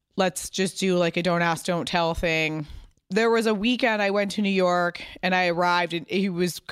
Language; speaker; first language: English; native; English